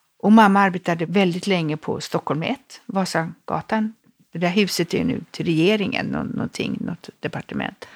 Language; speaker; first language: Swedish; native; Swedish